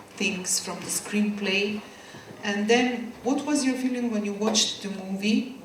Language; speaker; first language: English; non-native, fluent; Macedonian